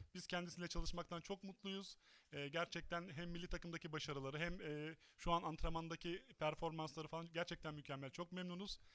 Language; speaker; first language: Turkish; native; Turkish